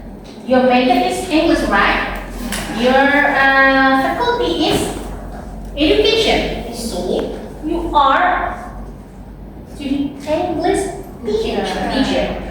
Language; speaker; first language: English; non-native, learner; Indonesian